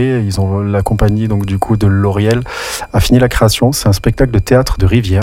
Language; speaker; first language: French; native; French